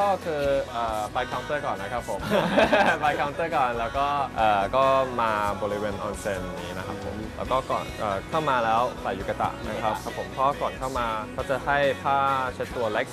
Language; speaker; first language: Thai; non-native, fluent; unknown